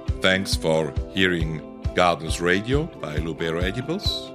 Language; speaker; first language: English; non-native, fluent; German